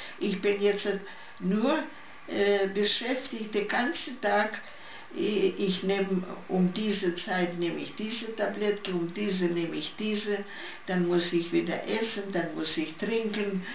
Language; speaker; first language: German; early bilingual, heritage; German